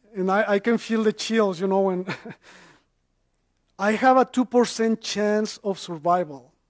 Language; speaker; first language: English; non-native, fluent; Spanish